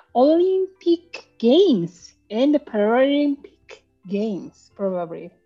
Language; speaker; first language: English; non-native, learner; Japanese